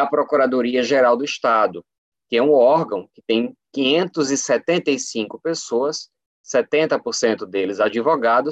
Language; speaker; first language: Portuguese; native; Portuguese